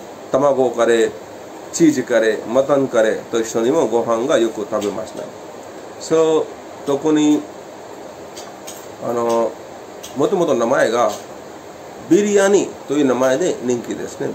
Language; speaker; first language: Japanese; non-native, fluent; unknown